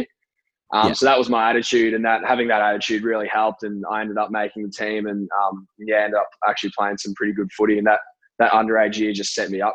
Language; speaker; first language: English; native; English